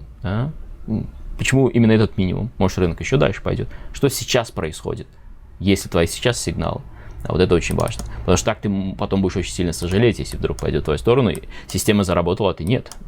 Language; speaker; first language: Russian; native; Russian